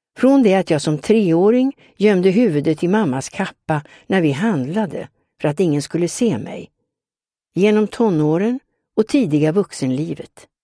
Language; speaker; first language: Swedish; native; Swedish